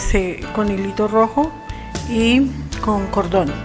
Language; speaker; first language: Spanish; native; Spanish